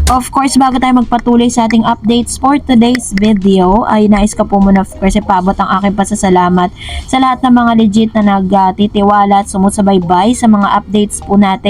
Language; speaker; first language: Filipino; native; Filipino